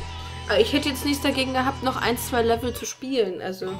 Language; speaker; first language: German; native; German